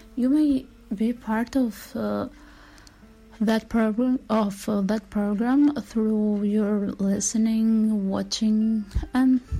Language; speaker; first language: English; non-native, fluent; Albanian